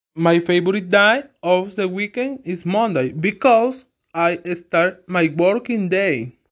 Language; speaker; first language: English; non-native, learner; Spanish